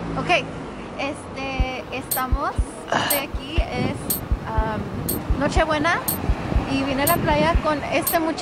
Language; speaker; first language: Spanish; early bilingual, heritage; Spanish